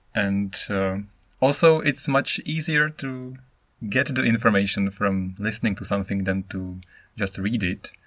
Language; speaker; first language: English; non-native, fluent; Czech